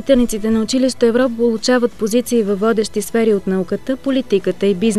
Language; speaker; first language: Bulgarian; native; Bulgarian